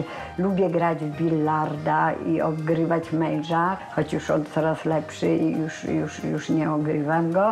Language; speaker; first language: Polish; native; Polish